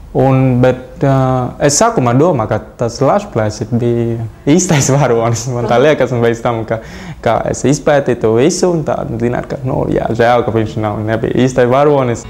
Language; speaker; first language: Latvian; non-native, learner; Vietnamese